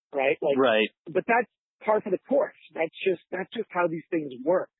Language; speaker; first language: English; native; English